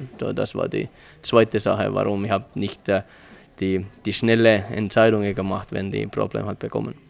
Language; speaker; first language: German; non-native, learner; Finnish